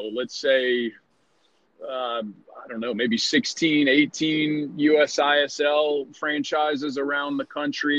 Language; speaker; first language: English; native; English